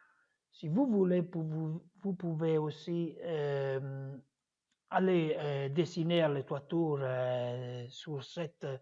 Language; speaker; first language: French; non-native, fluent; Italian